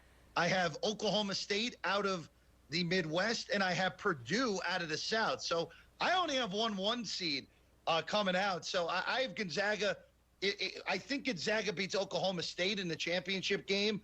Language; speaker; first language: English; native; English